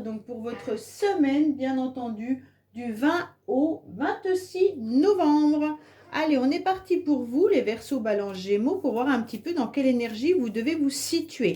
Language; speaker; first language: French; native; French